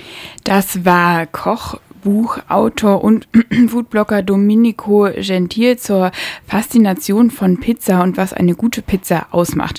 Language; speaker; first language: German; native; German